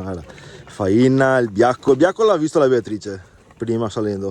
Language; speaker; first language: Italian; native; Italian